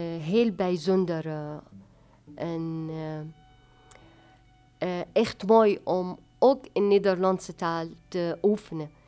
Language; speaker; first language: Dutch; non-native, learner; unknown